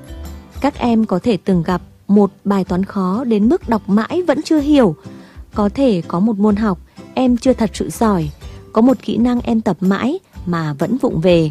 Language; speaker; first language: Vietnamese; native; Vietnamese